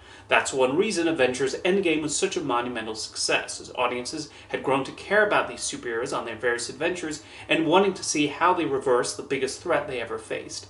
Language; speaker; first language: English; native; English